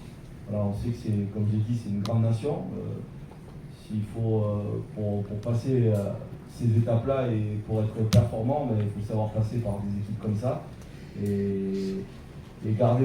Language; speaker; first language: French; native; French